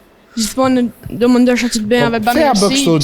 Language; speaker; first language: Albanian; early bilingual, heritage; Albanian